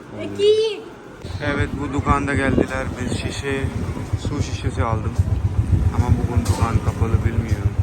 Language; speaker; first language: Turkish; non-native, learner; Urdu